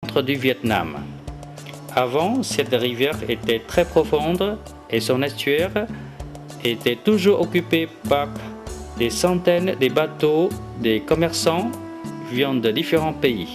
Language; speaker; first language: French; non-native, fluent; Vietnamese